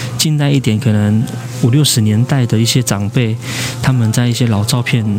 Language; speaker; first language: Chinese; native; Chinese